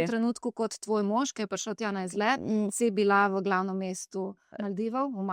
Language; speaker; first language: Slovenian; native; Slovenian